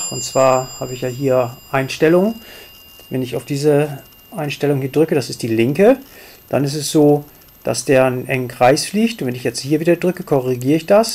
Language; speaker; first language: German; native; German